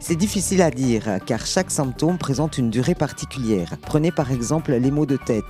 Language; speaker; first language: French; native; French